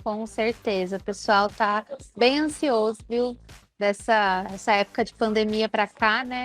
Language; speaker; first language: Portuguese; native; Portuguese